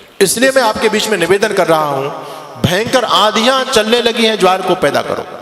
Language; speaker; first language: Hindi; native; Hindi